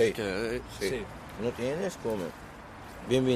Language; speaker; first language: Spanish; non-native, learner; Arabic